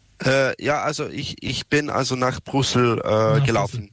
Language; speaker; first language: German; non-native, learner; Serbian